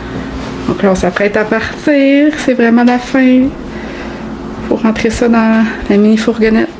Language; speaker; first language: French; native; French